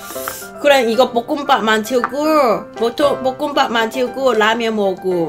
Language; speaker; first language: Korean; non-native, learner; Cantonese